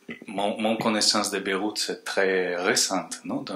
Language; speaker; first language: French; non-native, fluent; Spanish